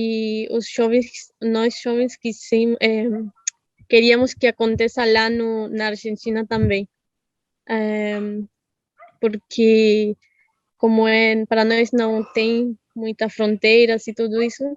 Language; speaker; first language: Portuguese; non-native, fluent; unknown